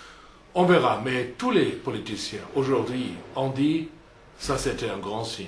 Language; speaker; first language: French; non-native, fluent; German